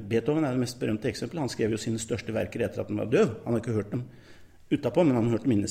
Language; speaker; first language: Norwegian; native; Norwegian